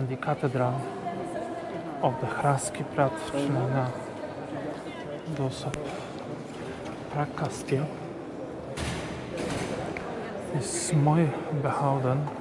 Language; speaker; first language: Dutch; non-native, learner; Polish